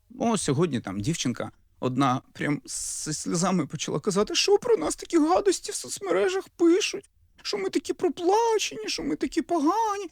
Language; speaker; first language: Ukrainian; non-native, local second language; Russian